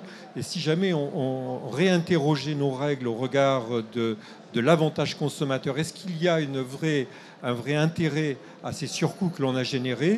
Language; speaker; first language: French; native; French